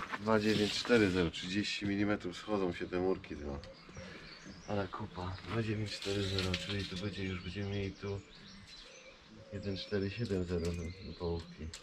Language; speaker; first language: Polish; native; Polish